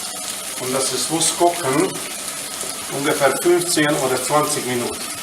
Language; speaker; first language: German; non-native, learner; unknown